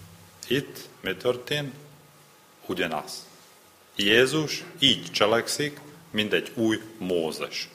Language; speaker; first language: Hungarian; non-native, learner; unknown